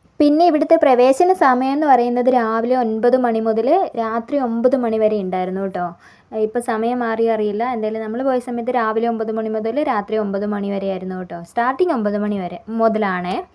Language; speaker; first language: Malayalam; native; Malayalam